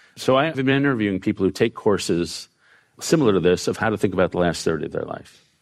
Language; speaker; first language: English; native; English